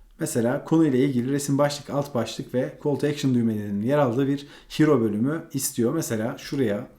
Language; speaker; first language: Turkish; native; Turkish